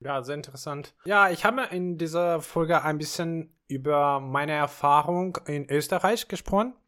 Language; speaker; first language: German; non-native, fluent; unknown